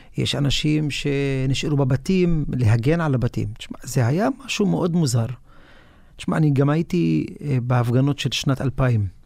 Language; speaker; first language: Hebrew; non-native, local second language; Arabic